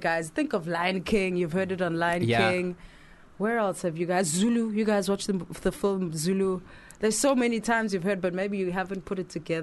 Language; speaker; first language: English; non-native, local second language; Zulu